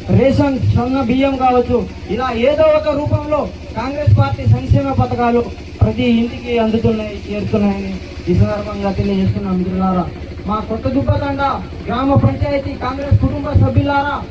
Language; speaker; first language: Telugu; native; Telugu